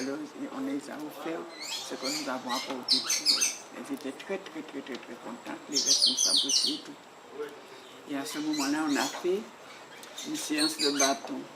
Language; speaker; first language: French; non-native, local second language; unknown